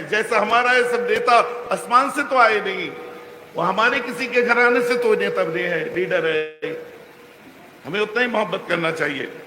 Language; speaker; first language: Urdu; non-native, local second language; Bangla